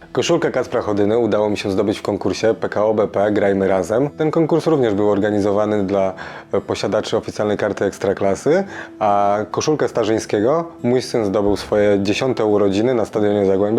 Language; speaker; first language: Polish; native; Polish